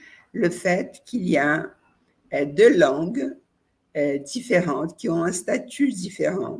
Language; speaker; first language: French; non-native, fluent; Portuguese